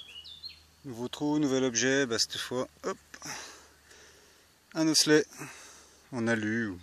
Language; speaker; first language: French; native; French